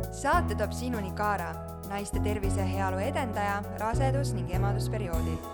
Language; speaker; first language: Estonian; non-native, local second language; Russian